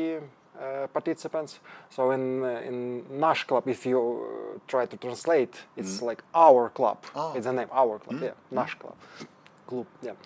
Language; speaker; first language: English; non-native, fluent; Ukrainian